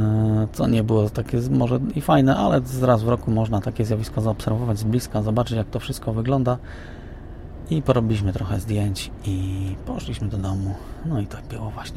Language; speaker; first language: Polish; native; Polish